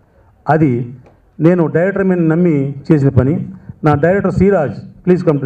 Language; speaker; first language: Telugu; native; Telugu